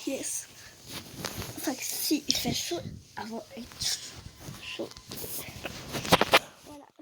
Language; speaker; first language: French; native; French